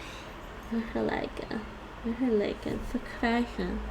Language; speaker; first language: Dutch; non-native, learner; English